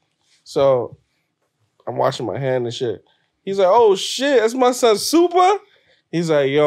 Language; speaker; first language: English; native; English